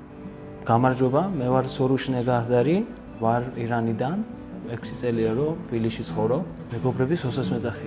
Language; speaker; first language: Georgian; non-native, learner; Persian